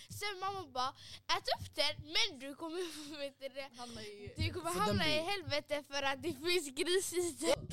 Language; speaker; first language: Swedish; early bilingual, other home language; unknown